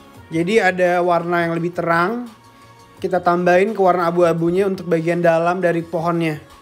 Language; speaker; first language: Indonesian; early bilingual, heritage; Indonesian